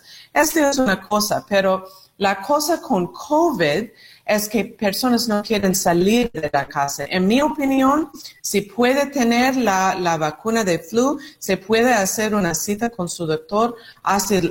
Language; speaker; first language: Spanish; non-native, learner; English